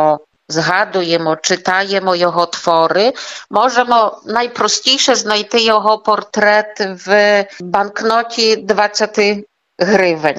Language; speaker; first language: Ukrainian; early bilingual, heritage; Ukrainian